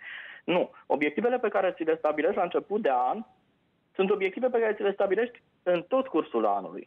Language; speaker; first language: Romanian; native; Romanian